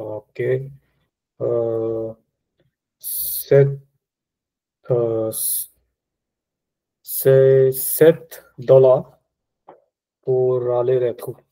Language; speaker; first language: French; non-native, learner; Punjabi